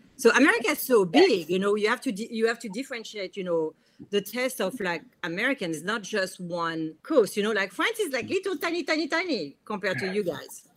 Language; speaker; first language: English; non-native, fluent; French